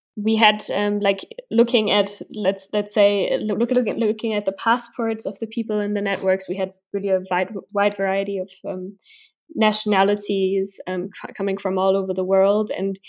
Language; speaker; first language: English; non-native, fluent; German